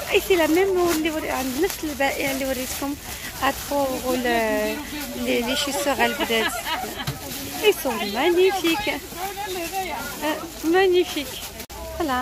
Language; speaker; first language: French; non-native, fluent; Arabic